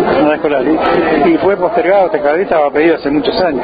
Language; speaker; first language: Spanish; native; Spanish